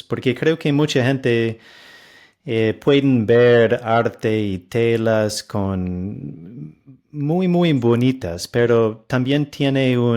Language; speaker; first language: Spanish; non-native, fluent; English